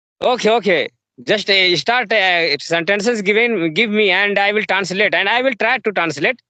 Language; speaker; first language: English; non-native, learner; Hindi